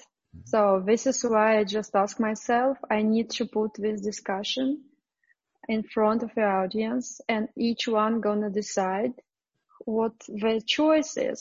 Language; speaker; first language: English; non-native, fluent; Russian